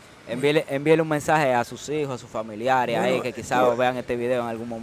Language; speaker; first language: Spanish; native; Spanish